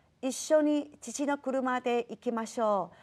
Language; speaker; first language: Japanese; non-native, fluent; Chinese